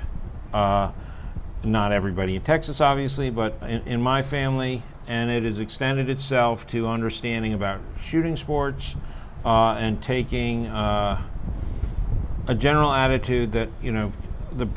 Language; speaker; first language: English; native; English